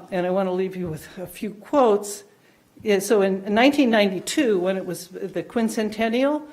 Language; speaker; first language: English; non-native, fluent; Dutch